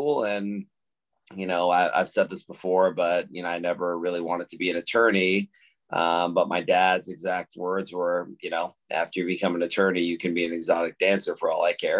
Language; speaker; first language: English; native; English